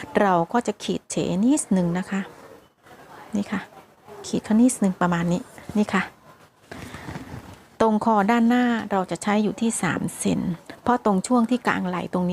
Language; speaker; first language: Thai; native; Thai